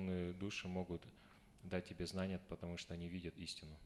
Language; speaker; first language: Russian; native; Russian